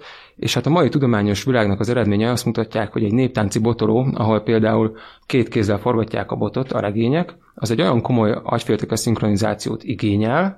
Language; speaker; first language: Hungarian; native; Hungarian